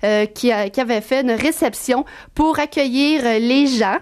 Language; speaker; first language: French; native; French